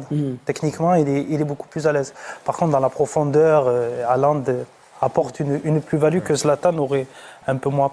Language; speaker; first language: French; native; French